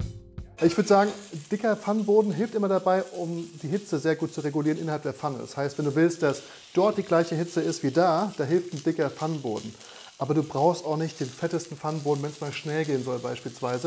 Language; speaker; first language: German; native; German